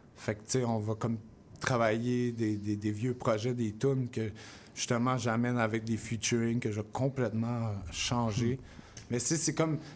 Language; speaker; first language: French; native; French